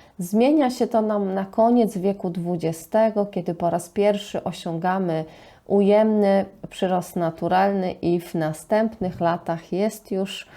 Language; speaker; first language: Polish; native; Polish